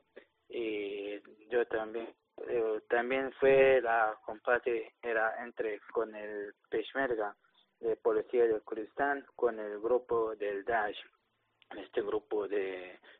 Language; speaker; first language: Spanish; non-native, learner; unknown